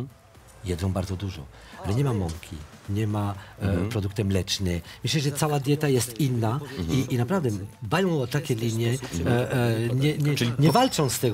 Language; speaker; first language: Polish; non-native, fluent; French